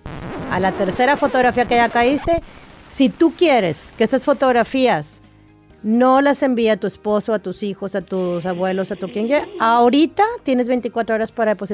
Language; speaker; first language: Spanish; native; Spanish